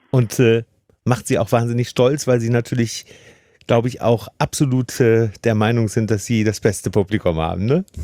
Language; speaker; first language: German; native; German